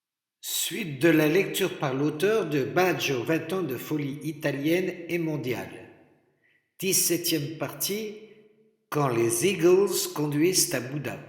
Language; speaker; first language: French; native; French